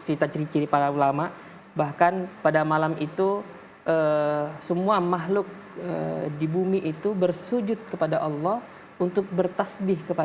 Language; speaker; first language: Indonesian; native; Indonesian